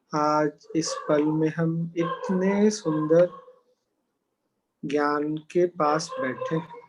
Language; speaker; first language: Hindi; native; Hindi